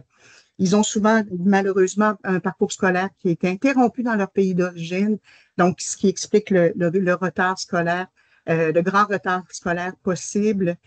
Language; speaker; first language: French; native; French